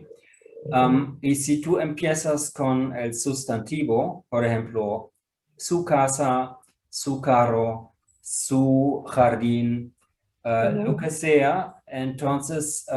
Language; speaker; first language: Spanish; non-native, fluent; German